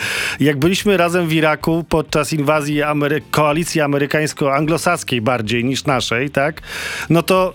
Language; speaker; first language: Polish; native; Polish